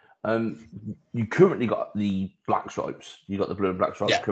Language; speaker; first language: English; native; English